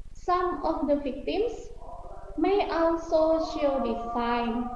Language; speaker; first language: English; non-native, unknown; Indonesian